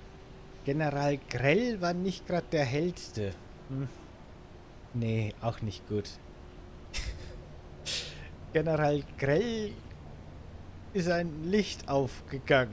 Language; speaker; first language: German; native; German